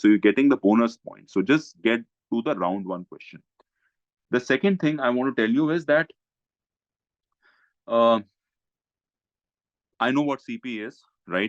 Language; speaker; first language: English; non-native, local second language; Hindi